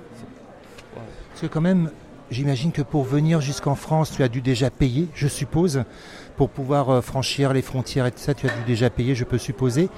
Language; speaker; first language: French; native; French